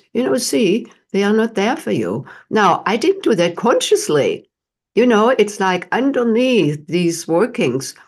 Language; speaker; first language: English; non-native, fluent; German